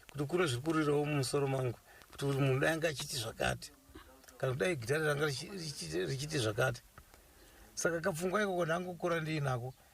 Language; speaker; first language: Shona; non-native, local second language; Nyanja